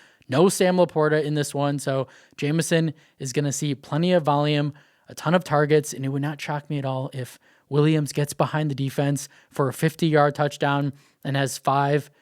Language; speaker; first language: English; native; English